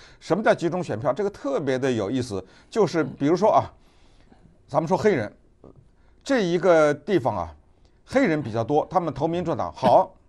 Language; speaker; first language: Chinese; native; Chinese